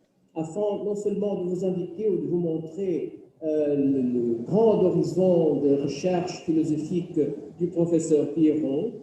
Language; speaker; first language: French; non-native, fluent; Portuguese